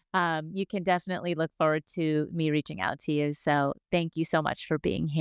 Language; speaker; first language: English; native; English